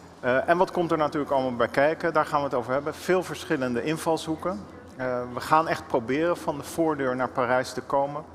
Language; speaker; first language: Dutch; native; Dutch